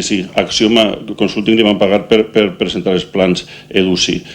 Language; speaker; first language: Catalan; native; Catalan